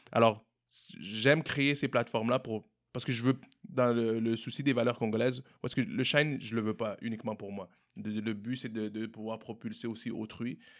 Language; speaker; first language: French; native; French